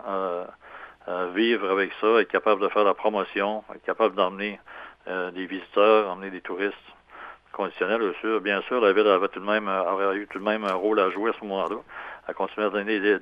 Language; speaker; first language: French; native; French